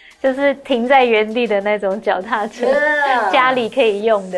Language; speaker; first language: Chinese; native; Chinese